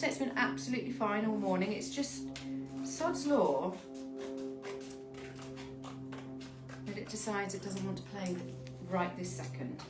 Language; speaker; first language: English; native; English